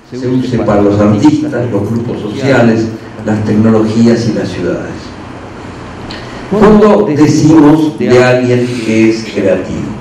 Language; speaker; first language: Spanish; native; Spanish